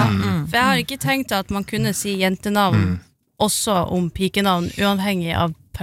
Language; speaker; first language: Norwegian; native; Norwegian